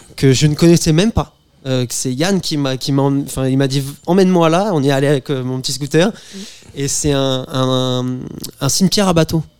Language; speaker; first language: French; native; French